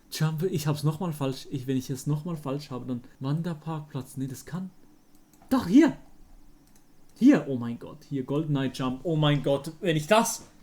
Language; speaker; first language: German; native; German